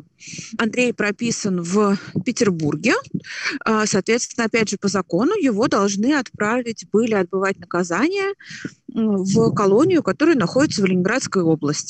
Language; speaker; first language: Russian; native; Russian